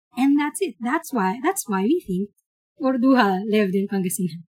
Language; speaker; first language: English; non-native, local second language; Filipino